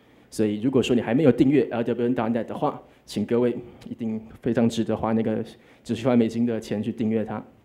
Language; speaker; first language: Chinese; native; Chinese